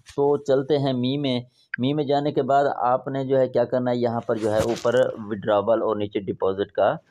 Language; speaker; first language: Urdu; non-native, local second language; Punjabi